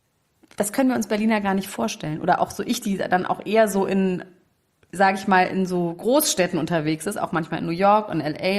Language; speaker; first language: German; native; German